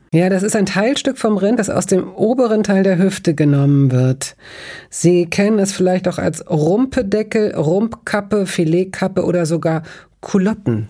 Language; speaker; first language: German; native; German